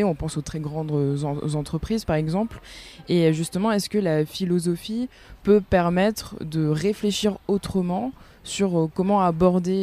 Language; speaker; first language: French; native; French